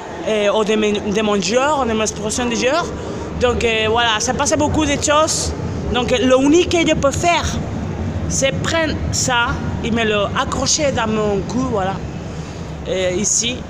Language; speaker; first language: French; non-native, fluent; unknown